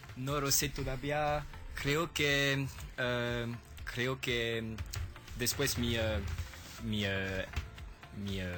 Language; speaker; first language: Spanish; non-native, learner; French